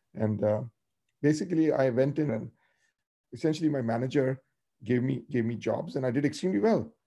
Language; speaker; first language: English; non-native, local second language; Tamil